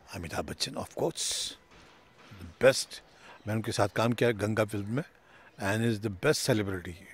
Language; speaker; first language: Hindi; native; Hindi